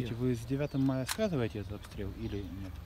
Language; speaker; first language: Russian; native; Russian